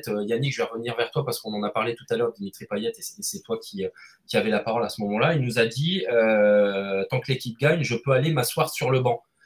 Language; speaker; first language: French; native; French